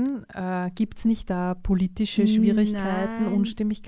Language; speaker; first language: German; native; German